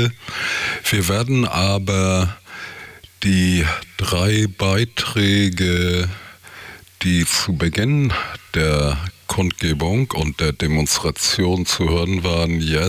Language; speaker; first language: German; native; German